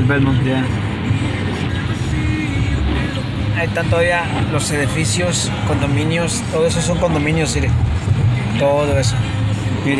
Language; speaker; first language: Spanish; native; Spanish